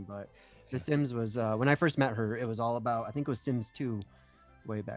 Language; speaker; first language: English; native; English